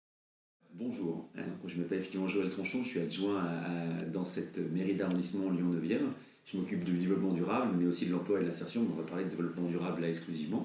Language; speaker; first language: French; native; French